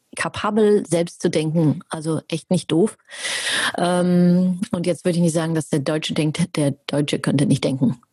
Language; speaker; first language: German; native; German